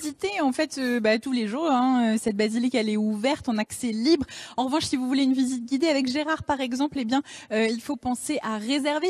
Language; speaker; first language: French; native; French